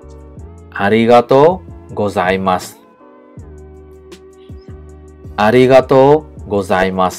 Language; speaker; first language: Japanese; non-native, learner; Khmer